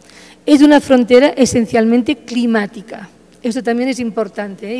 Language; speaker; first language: Spanish; native; Spanish